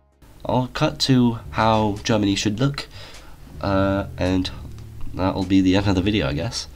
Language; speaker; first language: English; native; English